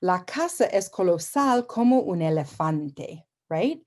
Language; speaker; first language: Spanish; non-native, fluent; English